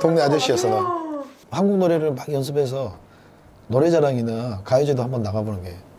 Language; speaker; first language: Korean; native; Korean